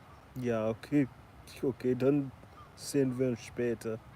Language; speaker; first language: German; non-native, learner; English